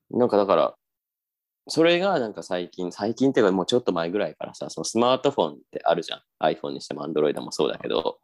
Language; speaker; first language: Japanese; native; Japanese